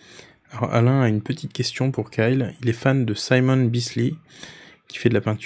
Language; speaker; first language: French; native; French